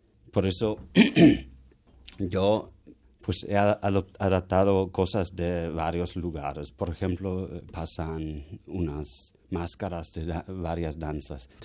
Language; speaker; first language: Spanish; non-native, fluent; German